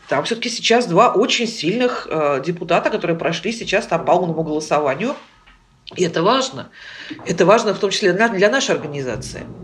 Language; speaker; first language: Russian; native; Russian